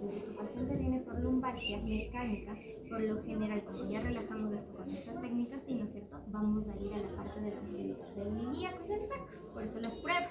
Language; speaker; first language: Spanish; native; Spanish